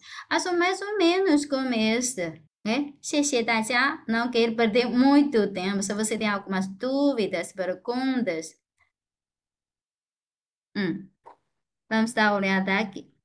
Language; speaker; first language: Portuguese; non-native, fluent; Chinese